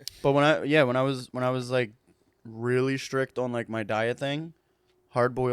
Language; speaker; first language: English; native; English